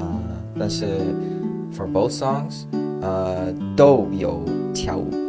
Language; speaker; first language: Chinese; non-native, learner; English